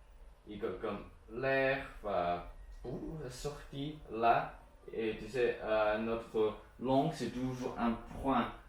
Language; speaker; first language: French; non-native, learner; Chinese